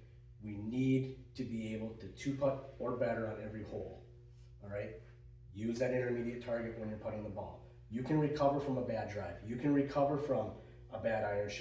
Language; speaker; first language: English; native; English